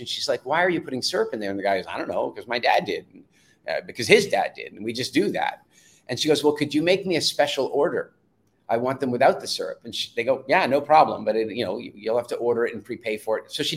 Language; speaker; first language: English; native; English